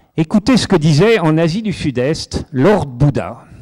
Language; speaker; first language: French; native; French